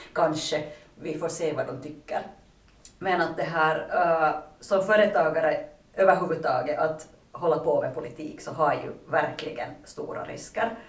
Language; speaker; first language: Swedish; native; Swedish